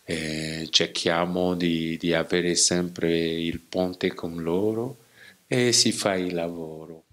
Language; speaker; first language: Italian; non-native, learner; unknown